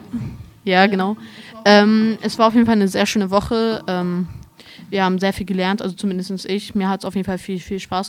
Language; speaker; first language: German; native; German